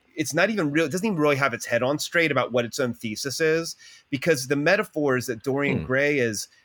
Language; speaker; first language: English; native; English